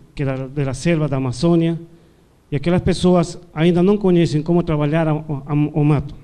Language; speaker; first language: Portuguese; non-native, learner; Spanish